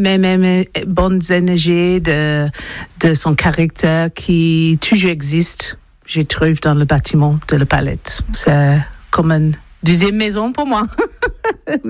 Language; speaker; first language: French; non-native, learner; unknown